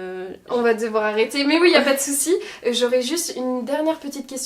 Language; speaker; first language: French; native; French